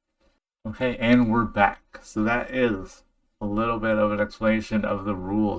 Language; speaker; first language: English; native; English